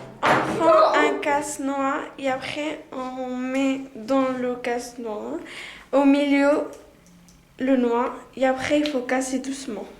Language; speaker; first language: French; non-native, learner; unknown